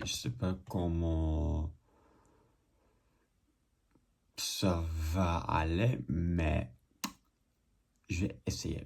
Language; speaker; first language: French; non-native, learner; English